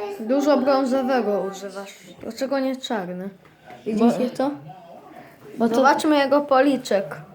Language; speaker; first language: Polish; early bilingual, heritage; Polish